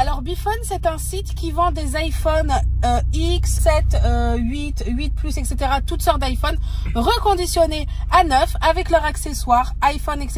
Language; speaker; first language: French; native; French